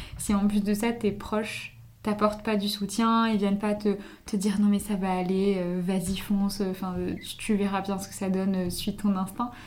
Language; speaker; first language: French; native; French